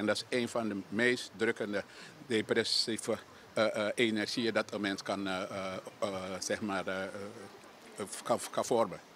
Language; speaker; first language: Dutch; native; Dutch